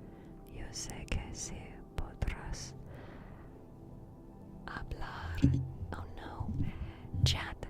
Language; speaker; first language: Spanish; non-native, learner; English